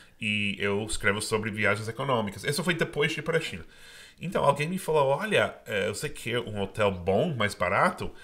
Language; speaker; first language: Portuguese; non-native, fluent; English